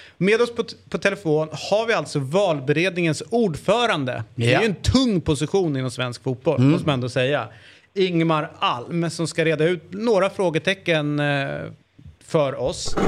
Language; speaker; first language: Swedish; native; Swedish